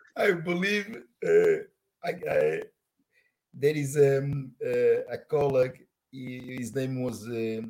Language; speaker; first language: English; non-native, learner; Portuguese